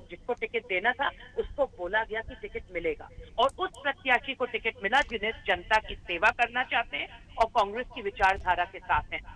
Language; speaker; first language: Hindi; native; Hindi